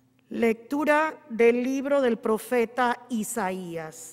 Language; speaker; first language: Spanish; native; Spanish